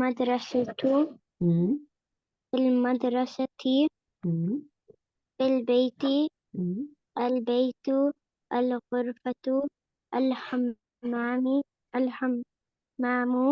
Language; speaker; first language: Arabic; non-native, learner; Urdu